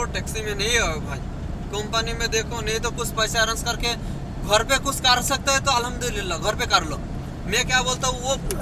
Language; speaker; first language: Hindi; non-native, fluent; Bangla